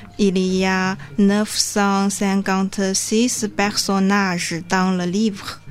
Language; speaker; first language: French; non-native, learner; Chinese